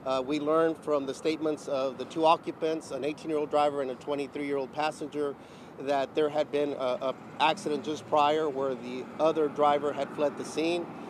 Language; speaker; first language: English; early bilingual, other home language; Spanish